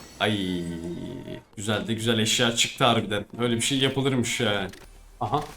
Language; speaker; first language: Turkish; native; Turkish